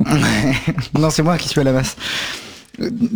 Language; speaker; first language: French; native; French